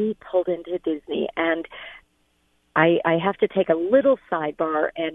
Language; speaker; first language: English; native; English